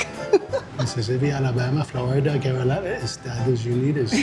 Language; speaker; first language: Spanish; non-native, learner; English